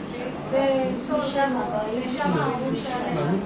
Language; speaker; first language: Hebrew; non-native, fluent; Marathi